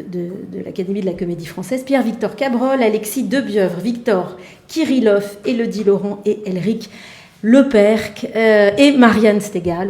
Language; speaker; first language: French; native; French